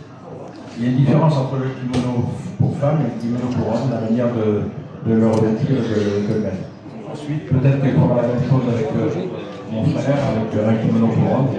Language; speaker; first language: French; native; French